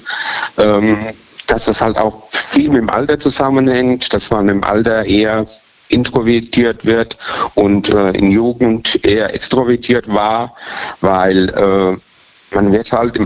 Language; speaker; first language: German; native; German